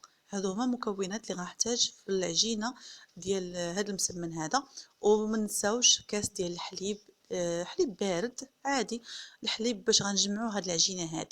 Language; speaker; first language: Arabic; native; Arabic